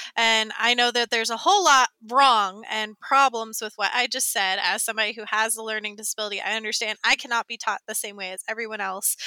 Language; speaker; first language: English; native; English